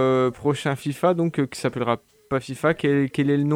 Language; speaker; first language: French; native; French